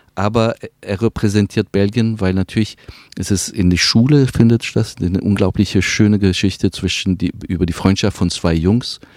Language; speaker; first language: German; non-native, fluent; French